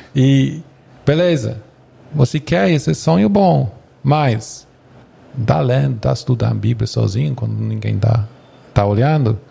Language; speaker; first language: Portuguese; non-native, fluent; English